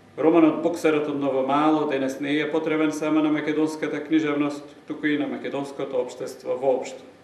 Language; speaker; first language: Macedonian; native; Macedonian